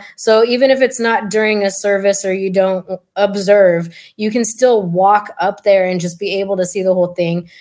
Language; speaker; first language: English; native; English